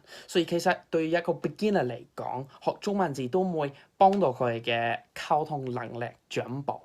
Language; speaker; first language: Cantonese; non-native, fluent; English